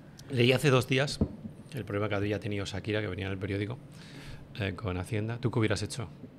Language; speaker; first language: Spanish; native; Spanish